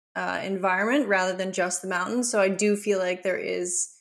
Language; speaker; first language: English; native; English